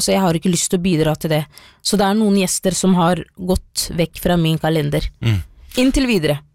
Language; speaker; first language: Norwegian; early bilingual, other home language; Somali